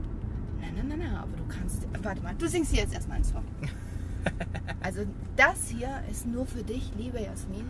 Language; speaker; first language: German; early bilingual, other home language; Bosnian